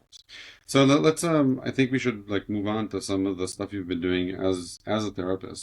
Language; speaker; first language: English; native; English